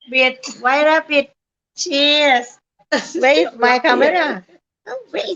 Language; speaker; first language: English; non-native, learner; Thai